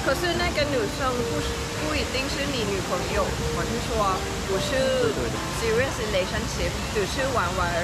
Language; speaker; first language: Chinese; non-native, fluent; Thai